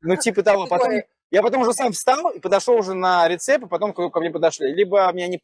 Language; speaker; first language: Russian; native; Russian